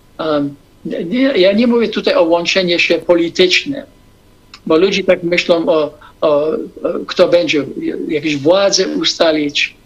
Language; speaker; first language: Polish; non-native, fluent; English